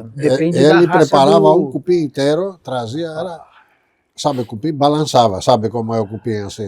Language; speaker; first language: Portuguese; non-native, fluent; Greek